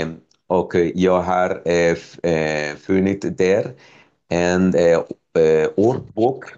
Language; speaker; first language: Swedish; non-native, learner; Spanish